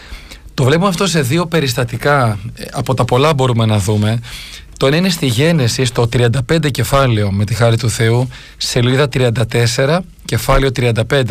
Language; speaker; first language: Greek; native; Greek